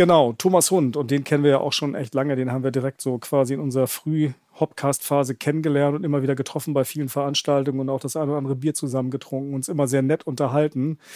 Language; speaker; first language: German; native; German